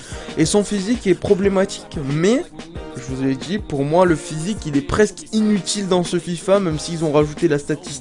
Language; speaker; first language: French; native; French